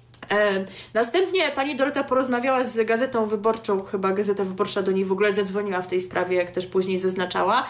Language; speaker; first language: Polish; native; Polish